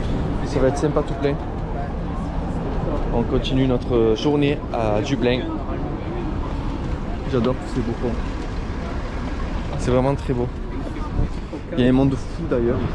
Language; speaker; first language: French; native; French